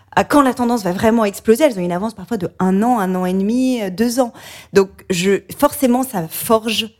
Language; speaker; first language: French; native; French